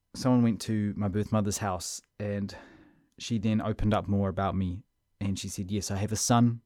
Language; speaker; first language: English; native; English